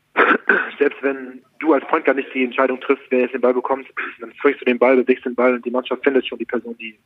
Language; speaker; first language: German; native; German